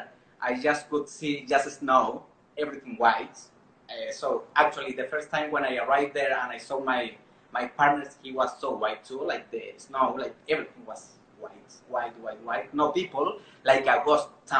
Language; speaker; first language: English; non-native, learner; Spanish